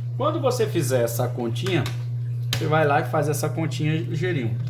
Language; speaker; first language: Portuguese; native; Portuguese